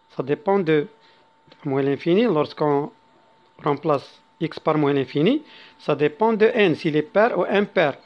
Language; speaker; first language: French; non-native, local second language; Arabic